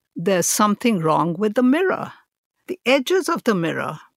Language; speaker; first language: English; non-native, local second language; Hindi